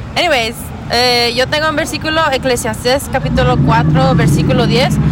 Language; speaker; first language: Spanish; early bilingual, heritage; Spanish